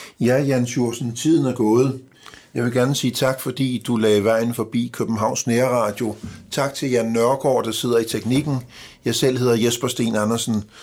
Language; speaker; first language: Danish; native; Danish